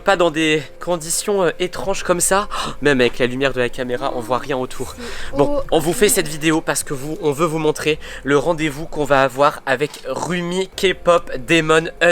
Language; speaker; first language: French; native; French